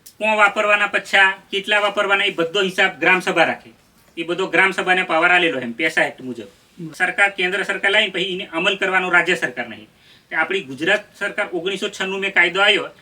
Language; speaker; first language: Gujarati; non-native, local second language; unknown